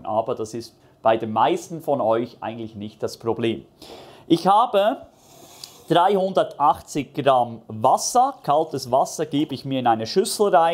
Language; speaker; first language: German; native; German